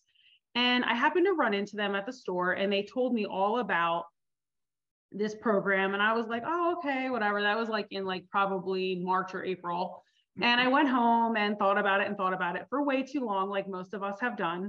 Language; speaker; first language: English; native; English